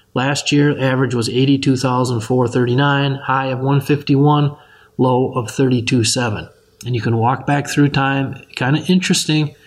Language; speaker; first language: English; native; English